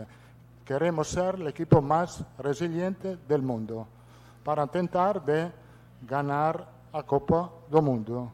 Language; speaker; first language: Portuguese; non-native, fluent; Italian